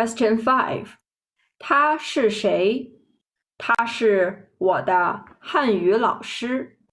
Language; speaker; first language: Chinese; non-native, fluent; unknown